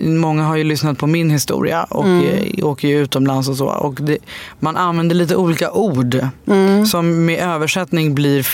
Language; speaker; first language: Swedish; native; Swedish